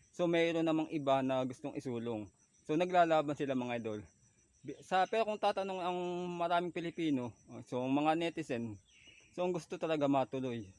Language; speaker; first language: Filipino; native; Filipino